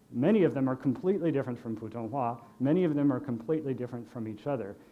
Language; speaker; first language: English; native; English